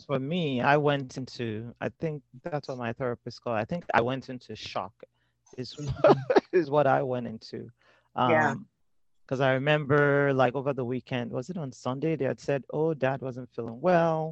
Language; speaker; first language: English; non-native, local second language; Yoruba